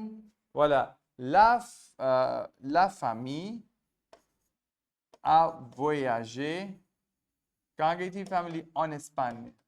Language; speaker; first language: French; non-native, fluent; Hindi